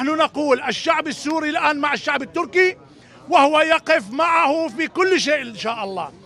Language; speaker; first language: Arabic; native; Arabic